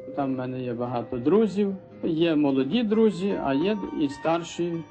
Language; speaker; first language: Ukrainian; native; Ukrainian